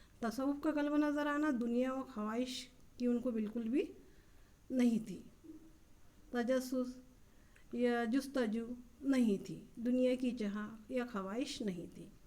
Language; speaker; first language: Urdu; native; Urdu